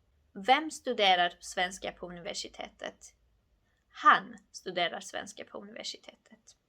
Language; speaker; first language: Swedish; non-native, fluent; Georgian